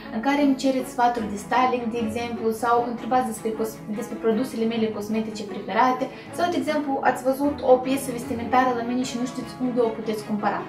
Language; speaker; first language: Romanian; non-native, fluent; Russian